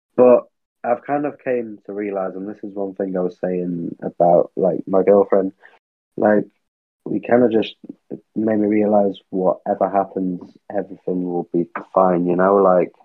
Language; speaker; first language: English; native; English